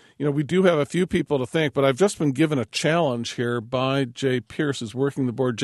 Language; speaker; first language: English; native; English